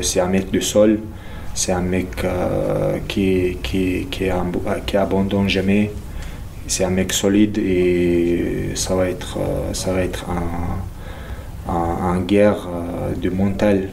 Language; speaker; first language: French; non-native, learner; Chechen